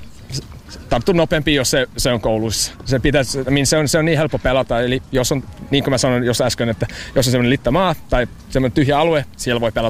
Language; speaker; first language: Finnish; non-native, learner; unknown